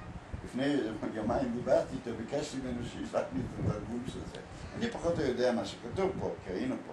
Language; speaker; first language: Hebrew; early bilingual, other home language; Polish